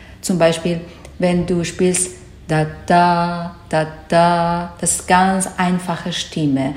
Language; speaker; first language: German; non-native, learner; Persian